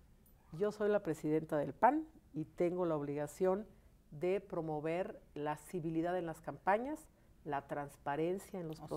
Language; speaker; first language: Spanish; native; Spanish